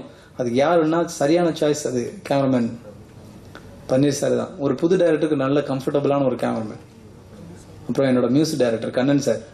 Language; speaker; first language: Tamil; native; Tamil